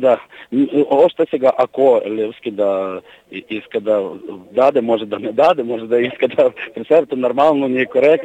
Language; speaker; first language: Bulgarian; non-native, learner; Russian